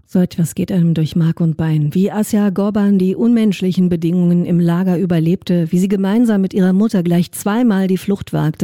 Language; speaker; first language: German; native; German